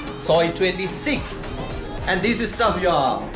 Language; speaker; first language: English; non-native, local second language; Sinhala